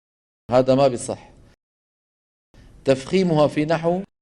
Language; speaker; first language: Arabic; native; Arabic